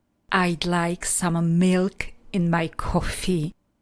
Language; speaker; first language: English; non-native, fluent; Czech